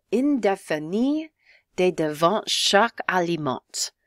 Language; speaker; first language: French; non-native, fluent; English